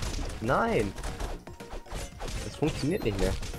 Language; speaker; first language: German; native; German